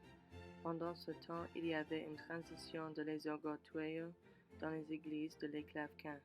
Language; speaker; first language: French; non-native, learner; English